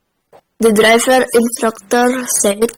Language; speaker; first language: English; non-native, learner; Indonesian